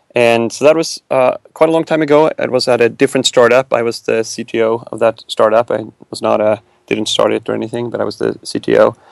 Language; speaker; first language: English; non-native, fluent; Swedish